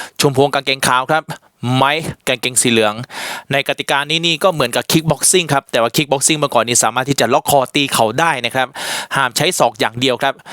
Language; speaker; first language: Thai; native; Thai